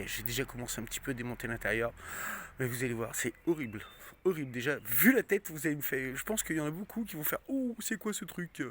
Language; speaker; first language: French; native; French